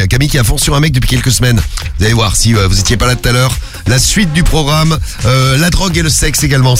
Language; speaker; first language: French; native; French